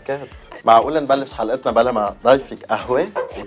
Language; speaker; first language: Arabic; native; Arabic